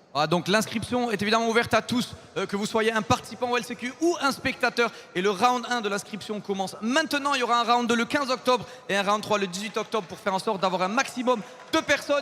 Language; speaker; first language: French; native; French